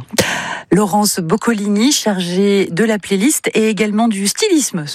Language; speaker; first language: French; native; French